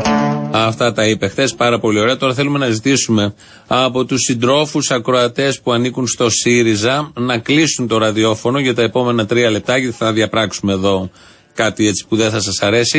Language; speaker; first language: Greek; native; Greek